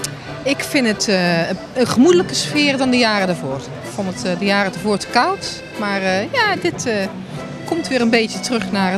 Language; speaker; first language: Dutch; native; Dutch